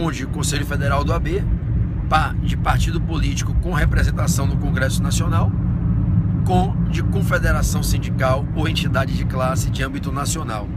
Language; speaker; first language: Portuguese; native; Portuguese